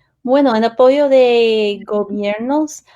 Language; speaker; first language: Spanish; non-native, fluent; English